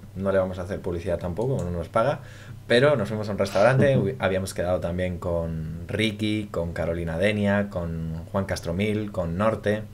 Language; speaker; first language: Spanish; native; Spanish